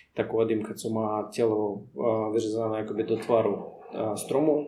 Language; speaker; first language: Czech; non-native, fluent; Russian